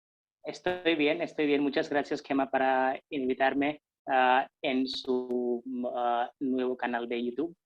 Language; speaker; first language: Spanish; non-native, fluent; Hindi